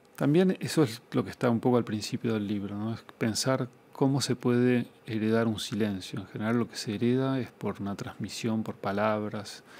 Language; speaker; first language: Spanish; native; Spanish